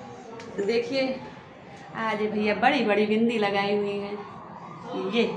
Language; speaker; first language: Hindi; native; Hindi